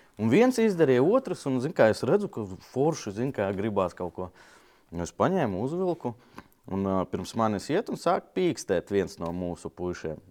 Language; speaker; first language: Latvian; non-native, local second language; Russian